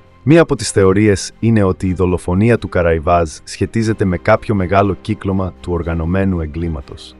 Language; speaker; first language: Greek; native; Greek